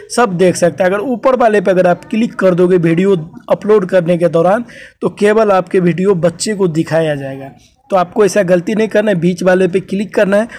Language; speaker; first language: Hindi; native; Hindi